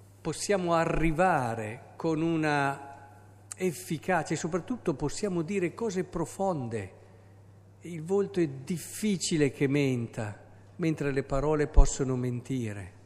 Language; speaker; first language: Italian; native; Italian